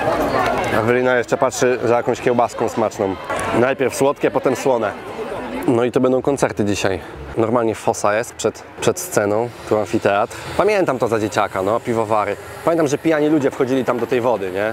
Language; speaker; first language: Polish; native; Polish